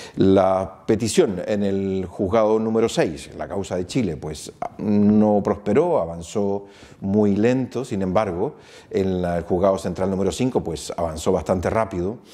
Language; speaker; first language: Spanish; native; Spanish